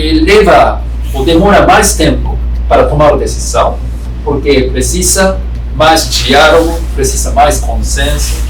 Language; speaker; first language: Portuguese; non-native, fluent; Japanese